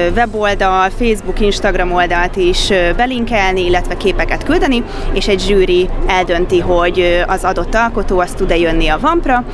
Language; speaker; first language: Hungarian; native; Hungarian